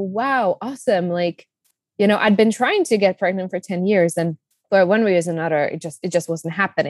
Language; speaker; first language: English; non-native, fluent; Czech